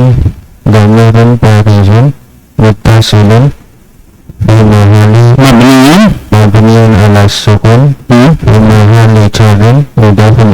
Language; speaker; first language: Arabic; non-native, learner; Indonesian